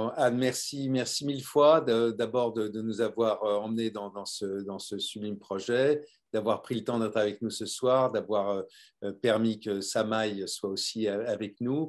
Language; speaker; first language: French; native; French